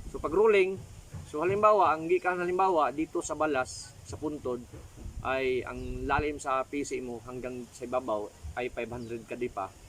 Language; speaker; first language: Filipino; non-native, local second language; Cebuano